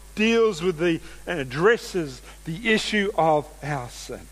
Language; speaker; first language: English; native; English